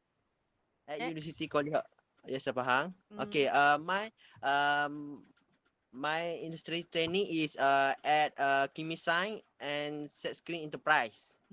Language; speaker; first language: English; non-native, local second language; Malay